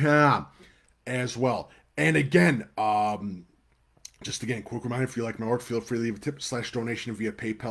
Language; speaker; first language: English; native; English